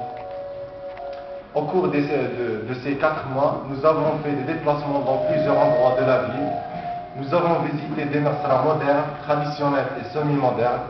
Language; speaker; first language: French; non-native, local second language; Arabic